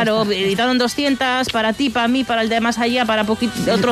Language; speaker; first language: Spanish; native; Spanish